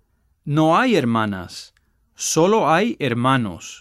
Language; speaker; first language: Spanish; non-native, learner; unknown